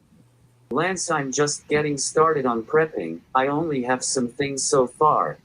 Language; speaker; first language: English; native; English